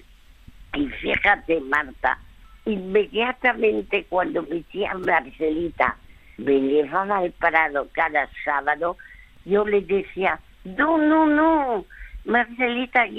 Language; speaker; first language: Spanish; early bilingual, other home language; French